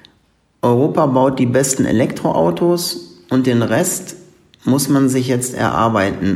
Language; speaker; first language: German; native; German